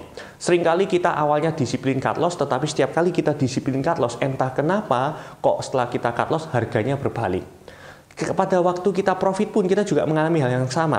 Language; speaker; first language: Indonesian; native; Indonesian